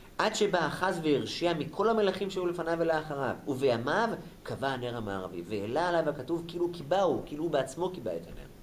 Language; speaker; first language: Hebrew; native; Hebrew